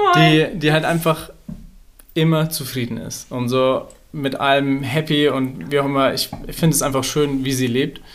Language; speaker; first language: German; native; German